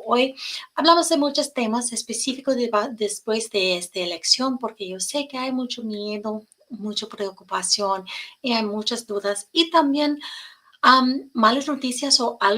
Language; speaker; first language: Spanish; non-native, learner; English